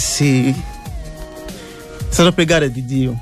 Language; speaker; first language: Italian; non-native, learner; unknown